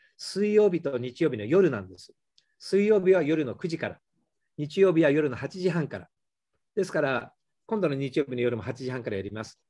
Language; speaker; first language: Japanese; native; Japanese